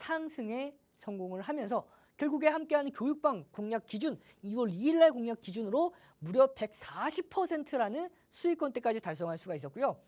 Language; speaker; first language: Korean; native; Korean